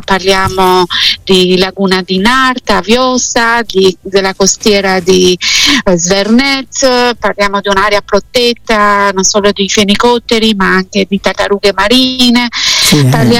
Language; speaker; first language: Italian; non-native, fluent; Albanian